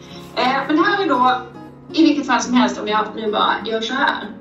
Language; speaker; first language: Swedish; native; Swedish